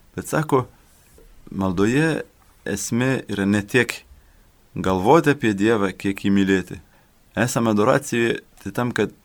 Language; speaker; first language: Lithuanian; non-native, learner; French